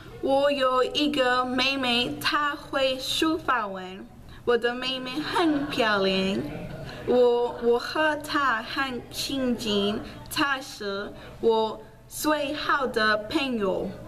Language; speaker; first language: Chinese; non-native, learner; Spanish